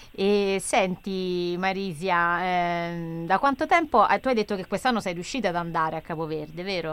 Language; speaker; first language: Italian; native; Italian